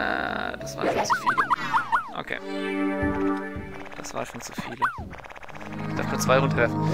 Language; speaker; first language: German; native; German